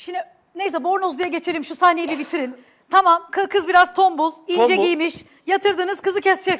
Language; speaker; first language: Turkish; native; Turkish